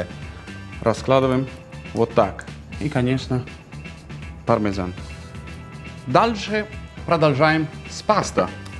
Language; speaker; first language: Russian; non-native, fluent; Italian